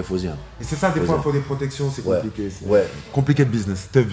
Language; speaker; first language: French; native; French